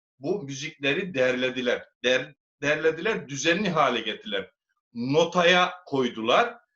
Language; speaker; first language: Turkish; native; Turkish